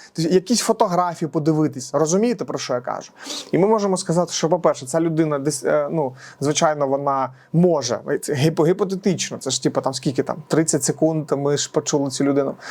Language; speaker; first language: Ukrainian; non-native, local second language; Russian